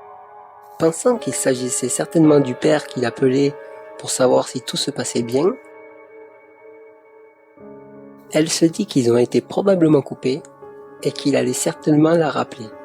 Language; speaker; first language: French; native; French